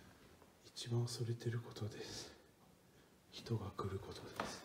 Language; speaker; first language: Japanese; non-native, fluent; French